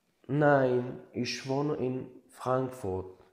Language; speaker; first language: German; non-native, learner; Tajik